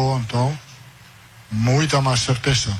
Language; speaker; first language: Portuguese; non-native, fluent; Italian